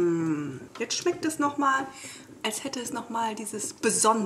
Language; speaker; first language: German; native; German